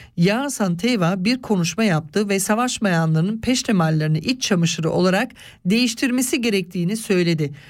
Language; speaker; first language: Turkish; early bilingual, other home language; Swiss German